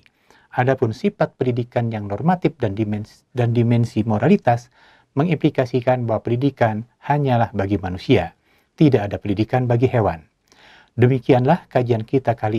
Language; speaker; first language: Indonesian; native; Indonesian